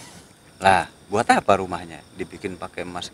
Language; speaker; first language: Indonesian; native; Indonesian